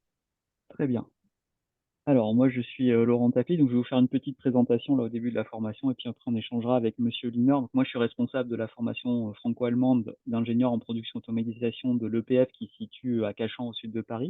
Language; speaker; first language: French; native; French